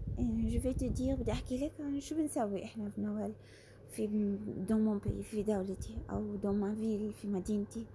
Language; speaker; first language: French; non-native, fluent; Arabic